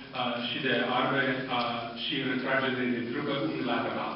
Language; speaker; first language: Romanian; non-native, fluent; English